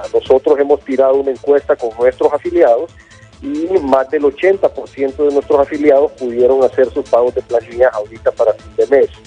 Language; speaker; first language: Spanish; native; Spanish